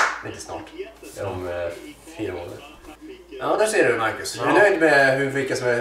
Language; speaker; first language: Swedish; native; Swedish